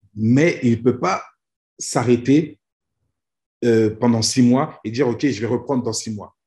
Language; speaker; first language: French; native; French